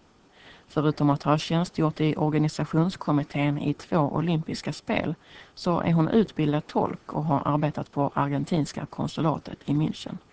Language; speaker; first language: Swedish; native; Swedish